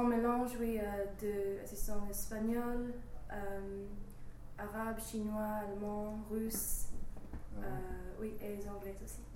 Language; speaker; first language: French; non-native, fluent; English